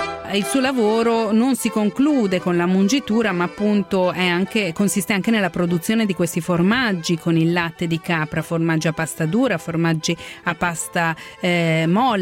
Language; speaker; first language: Italian; native; Italian